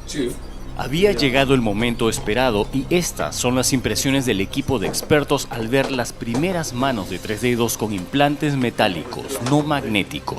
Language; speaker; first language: Spanish; native; Spanish